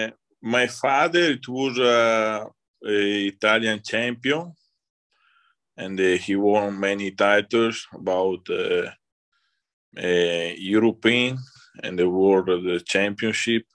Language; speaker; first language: English; non-native, learner; Italian